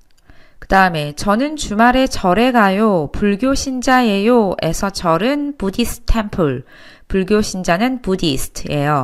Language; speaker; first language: Korean; native; Korean